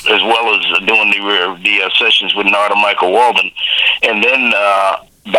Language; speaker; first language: English; native; English